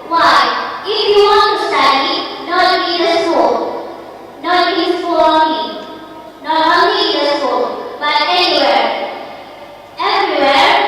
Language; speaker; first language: English; non-native, learner; Indonesian